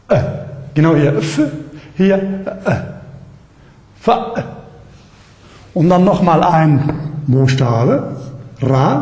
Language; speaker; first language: German; non-native, fluent; Arabic